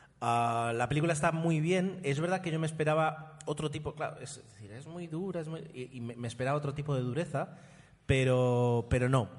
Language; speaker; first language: Spanish; non-native, fluent; Italian